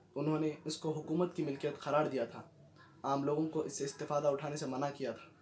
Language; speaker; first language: Urdu; native; Urdu